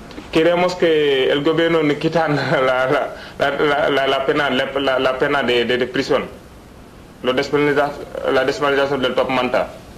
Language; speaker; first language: Spanish; non-native, learner; Wolof